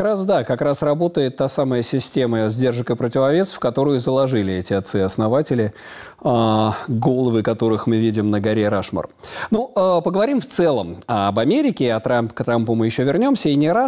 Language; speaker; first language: Russian; native; Russian